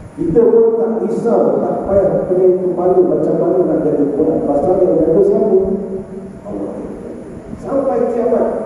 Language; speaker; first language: Malay; native; Malay